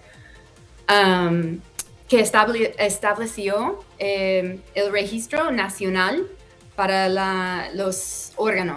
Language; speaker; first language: Spanish; non-native, fluent; English